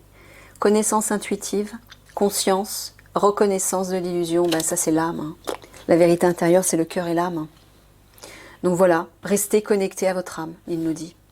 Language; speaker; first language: French; native; French